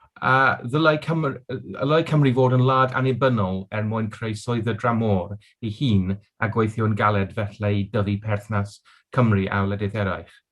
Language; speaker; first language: Welsh; non-native, local second language; English